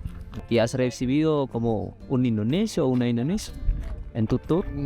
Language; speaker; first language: Spanish; non-native, fluent; Indonesian